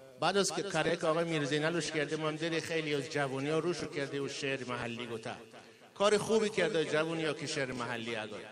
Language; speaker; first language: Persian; non-native, local second language; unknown